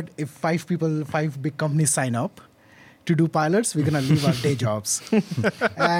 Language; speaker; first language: English; non-native, local second language; Hindi